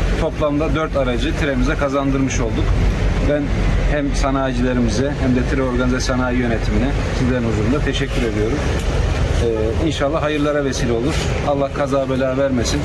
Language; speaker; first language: Turkish; native; Turkish